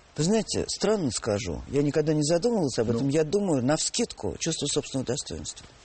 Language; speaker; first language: Russian; native; Russian